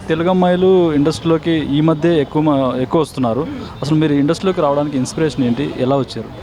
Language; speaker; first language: Telugu; native; Telugu